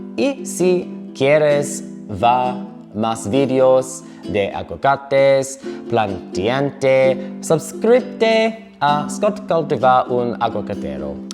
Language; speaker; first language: Spanish; non-native, learner; English